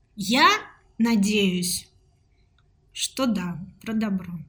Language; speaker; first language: Russian; native; Russian